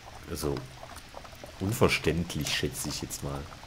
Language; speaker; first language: German; native; German